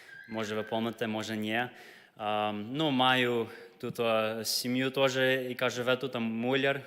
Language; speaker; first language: Ukrainian; early bilingual, heritage; Ukrainian